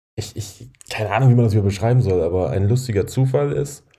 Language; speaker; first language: German; native; German